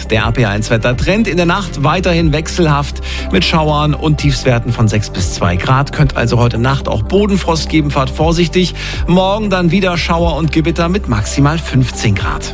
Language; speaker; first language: German; native; German